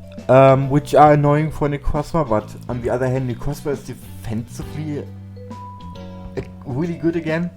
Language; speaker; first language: English; non-native, fluent; German